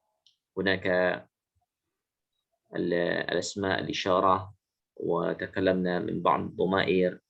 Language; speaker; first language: Arabic; non-native, fluent; Indonesian